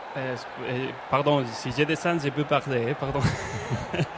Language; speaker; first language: French; non-native, learner; Spanish